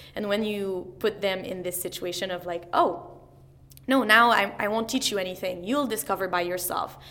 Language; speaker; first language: English; non-native, fluent; French